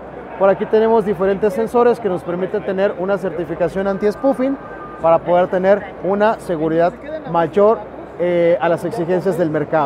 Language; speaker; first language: Spanish; native; Spanish